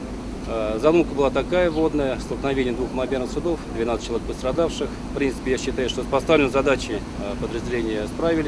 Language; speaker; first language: Russian; native; Russian